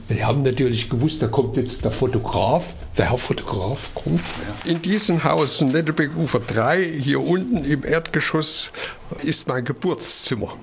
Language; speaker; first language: German; native; German